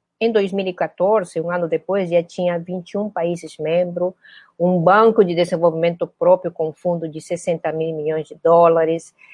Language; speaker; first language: Portuguese; non-native, fluent; Spanish